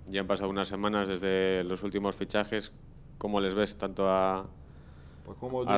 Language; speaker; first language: Spanish; native; Spanish